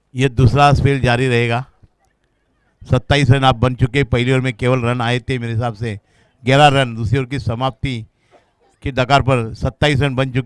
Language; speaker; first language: Hindi; non-native, local second language; Marathi